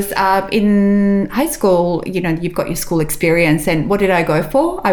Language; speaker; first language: English; early bilingual, other home language; Macedonian